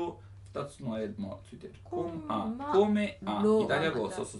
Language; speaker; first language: Japanese; non-native, learner; Italian